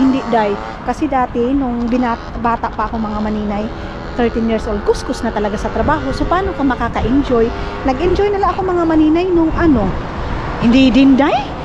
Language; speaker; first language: Filipino; non-native, local second language; Cebuano